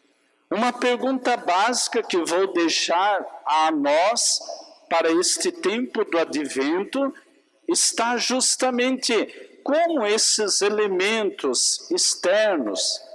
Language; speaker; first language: Portuguese; native; Portuguese